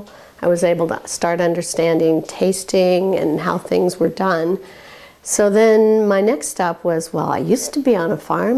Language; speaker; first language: English; native; English